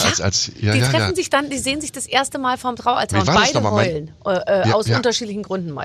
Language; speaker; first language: German; native; German